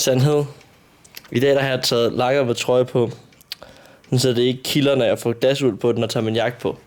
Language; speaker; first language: Danish; native; Danish